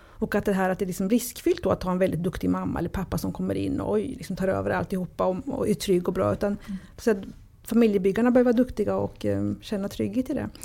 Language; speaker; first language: Swedish; early bilingual, other home language; Italian